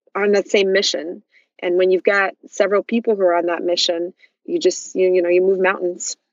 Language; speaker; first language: English; early bilingual, other home language; Russian